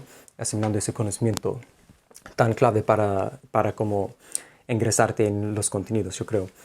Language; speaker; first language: Spanish; non-native, fluent; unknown